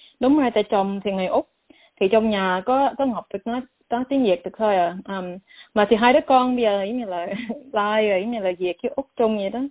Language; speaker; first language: Vietnamese; early bilingual, heritage; Vietnamese